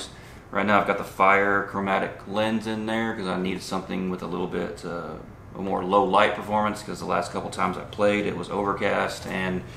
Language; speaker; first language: English; native; English